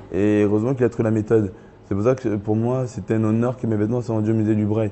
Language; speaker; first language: French; early bilingual, other home language; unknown